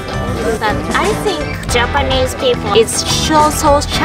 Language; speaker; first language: English; non-native, learner; Japanese